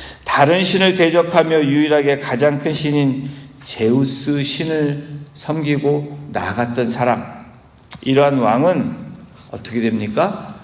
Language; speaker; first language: Korean; native; Korean